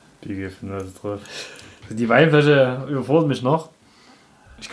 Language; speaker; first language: German; native; German